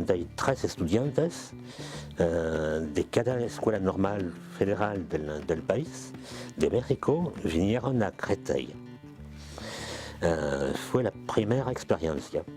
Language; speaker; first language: Spanish; non-native, fluent; French